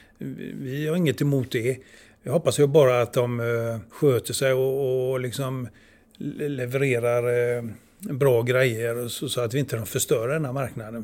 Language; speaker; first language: Swedish; native; Swedish